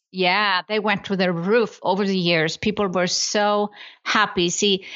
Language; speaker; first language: English; non-native, fluent; Icelandic